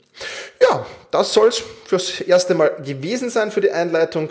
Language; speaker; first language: German; native; German